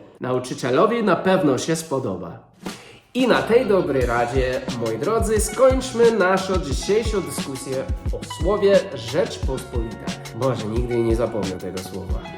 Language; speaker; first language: Polish; non-native, fluent; English